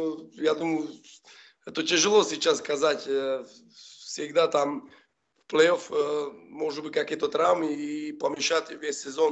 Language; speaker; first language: Russian; non-native, fluent; Slovak